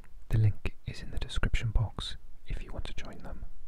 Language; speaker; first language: English; native; English